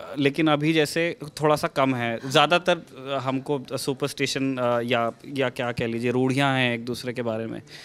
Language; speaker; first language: Hindi; native; Hindi